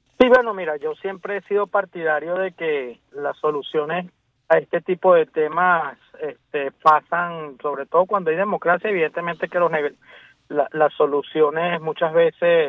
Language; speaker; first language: Spanish; native; Spanish